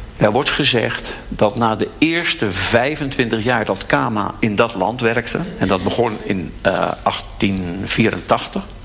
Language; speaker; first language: Dutch; native; Dutch